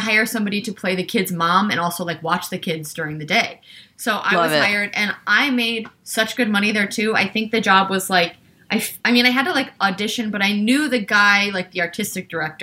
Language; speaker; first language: English; native; English